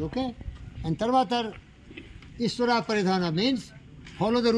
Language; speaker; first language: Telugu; non-native, local second language; Hindi